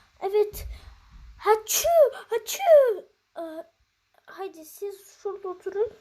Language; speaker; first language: Turkish; early bilingual, heritage; Turkish